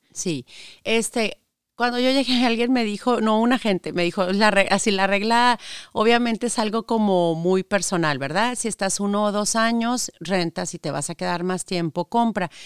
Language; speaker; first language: Spanish; native; Spanish